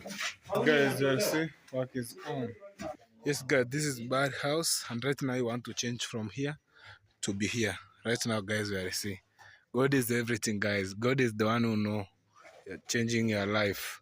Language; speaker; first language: English; non-native, learner; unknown